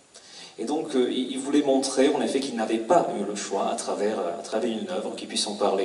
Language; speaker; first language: French; native; French